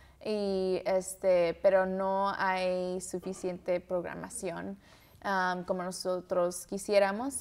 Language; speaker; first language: Spanish; early bilingual, heritage; Spanish